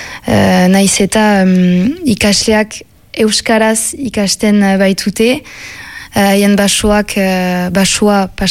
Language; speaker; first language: Basque; non-native, local second language; French